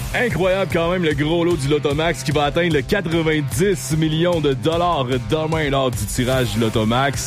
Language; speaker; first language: French; native; French